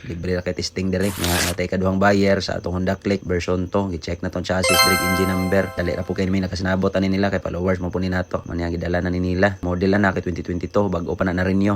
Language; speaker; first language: Cebuano; native; Cebuano